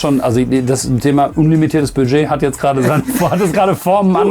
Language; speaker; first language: German; native; German